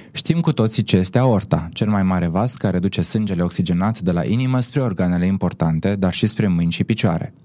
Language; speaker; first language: Romanian; native; Romanian